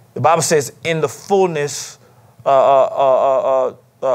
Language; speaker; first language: English; native; English